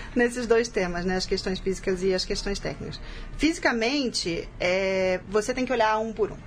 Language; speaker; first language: Portuguese; native; Portuguese